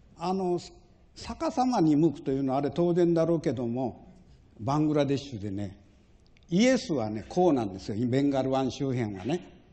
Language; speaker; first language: Japanese; native; Japanese